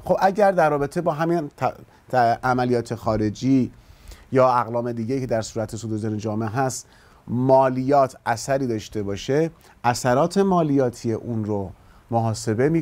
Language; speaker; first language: Persian; native; Persian